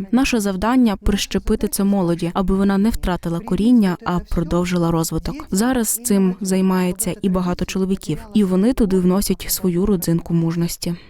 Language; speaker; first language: Ukrainian; native; Ukrainian